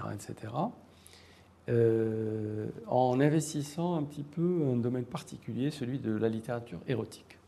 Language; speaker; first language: French; non-native, local second language; Arabic